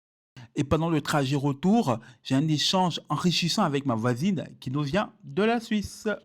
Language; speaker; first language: French; native; French